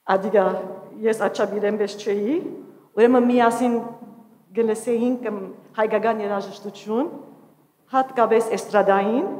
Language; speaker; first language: Armenian; early bilingual, heritage; Armenian